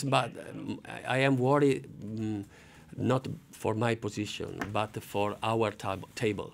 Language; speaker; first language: English; non-native, learner; Italian